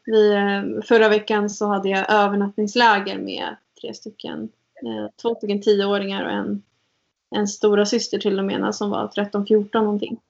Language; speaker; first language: Swedish; native; Swedish